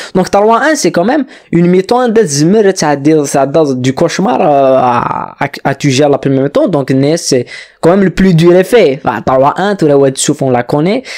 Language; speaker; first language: French; non-native, local second language; Kabyle